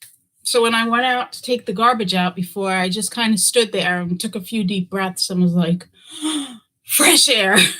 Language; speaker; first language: English; native; English